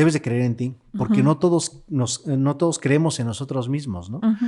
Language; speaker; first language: Spanish; native; Spanish